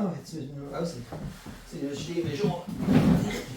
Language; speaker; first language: German; native; German